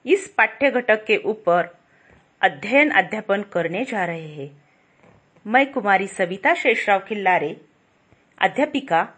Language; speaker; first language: Hindi; non-native, local second language; Marathi